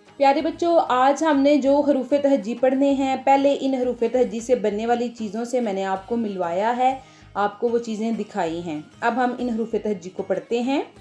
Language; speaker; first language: Hindi; non-native, local second language; Punjabi